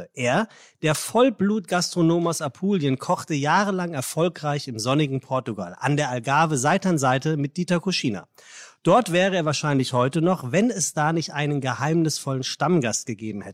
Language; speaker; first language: German; native; German